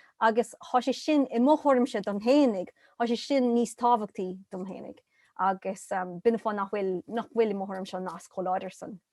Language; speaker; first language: Irish; non-native, local second language; English